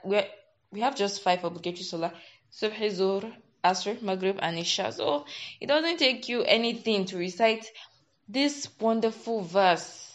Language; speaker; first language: English; non-native, local second language; Yoruba